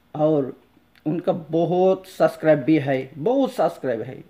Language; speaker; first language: Hindi; non-native, local second language; Bangla